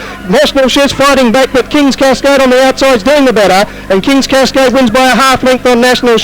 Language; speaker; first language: English; native; English